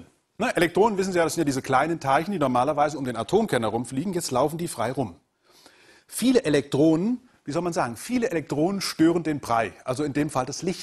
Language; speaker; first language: German; native; German